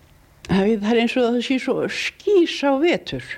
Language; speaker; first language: Icelandic; native; Icelandic